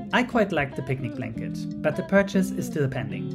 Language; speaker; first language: English; non-native, fluent; Dutch